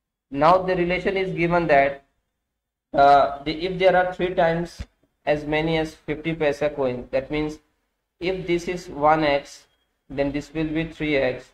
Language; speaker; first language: English; non-native, local second language; Hindi